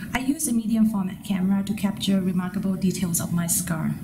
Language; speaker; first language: English; non-native, fluent; Thai